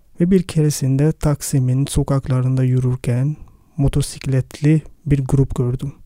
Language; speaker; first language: Turkish; non-native, fluent; Arabic